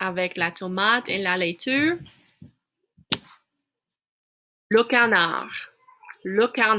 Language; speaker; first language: French; non-native, fluent; English